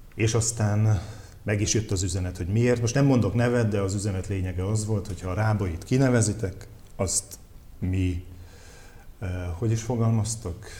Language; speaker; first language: Hungarian; native; Hungarian